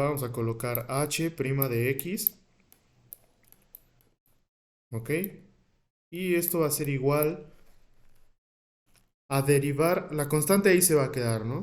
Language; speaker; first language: Spanish; native; Spanish